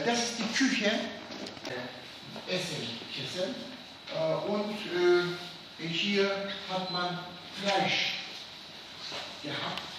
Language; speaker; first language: German; non-native, fluent; Turkish